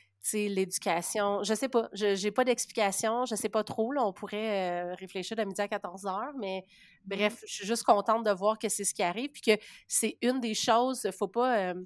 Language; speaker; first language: French; native; French